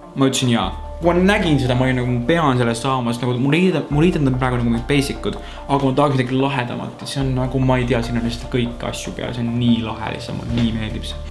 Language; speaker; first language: Estonian; early bilingual, heritage; Estonian